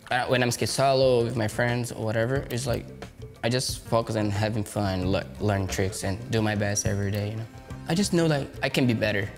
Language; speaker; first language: English; non-native, learner; Portuguese